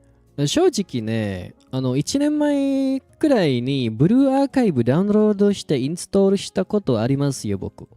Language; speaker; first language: Japanese; non-native, fluent; Indonesian